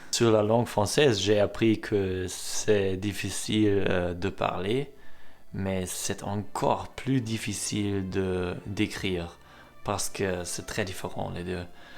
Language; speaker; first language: French; non-native, learner; German